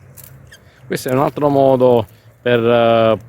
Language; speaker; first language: Italian; native; Italian